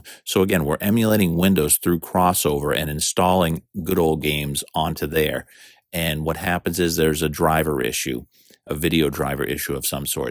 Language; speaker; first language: English; native; English